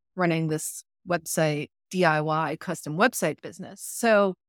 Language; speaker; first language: English; early bilingual, other home language; Italian